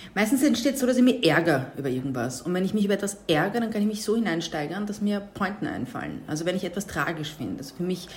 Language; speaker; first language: German; native; German